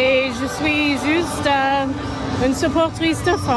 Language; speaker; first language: French; non-native, learner; English